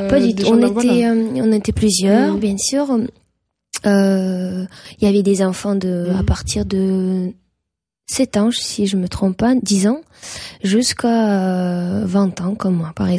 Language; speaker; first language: French; non-native, fluent; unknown